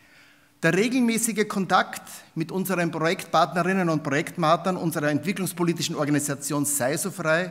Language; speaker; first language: German; native; German